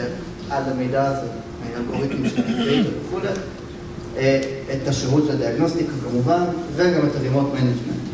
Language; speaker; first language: Hebrew; native; Hebrew